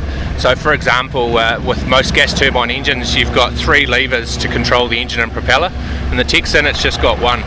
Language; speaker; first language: English; native; English